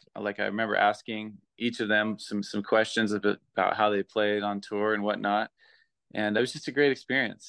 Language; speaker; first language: English; native; English